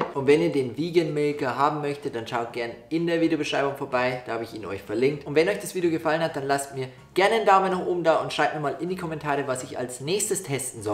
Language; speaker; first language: German; native; German